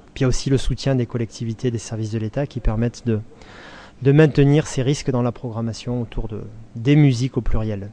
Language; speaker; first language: French; native; French